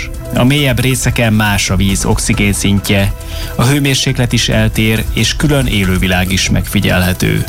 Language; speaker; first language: Hungarian; native; Hungarian